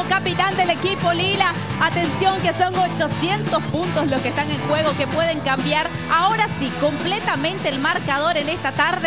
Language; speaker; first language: Spanish; native; Spanish